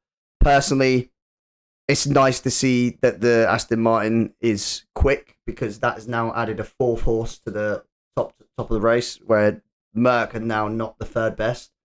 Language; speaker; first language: English; native; English